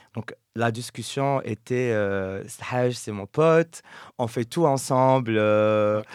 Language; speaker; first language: French; non-native, local second language; Arabic